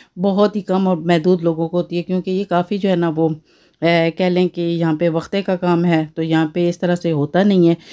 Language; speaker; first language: Urdu; native; Urdu